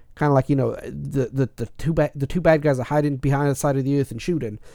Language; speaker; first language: English; native; English